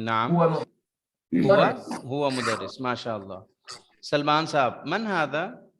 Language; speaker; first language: Arabic; non-native, fluent; Urdu